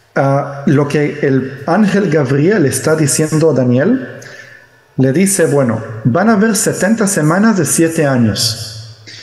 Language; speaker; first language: Spanish; early bilingual, heritage; Spanish